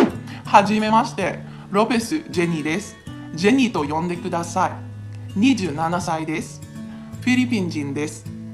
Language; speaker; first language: Japanese; non-native, fluent; Filipino